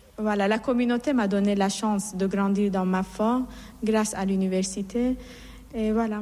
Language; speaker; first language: French; non-native, fluent; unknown